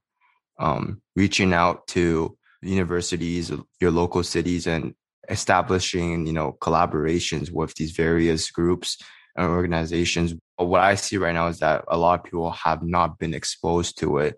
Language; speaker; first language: English; native; English